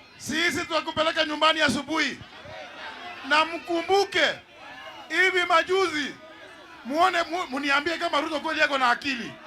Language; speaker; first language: Swahili; non-native, local second language; Kikuyu